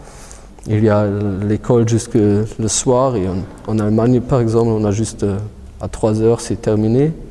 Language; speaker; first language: French; early bilingual, heritage; German